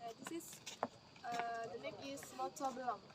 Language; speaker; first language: English; non-native, learner; Indonesian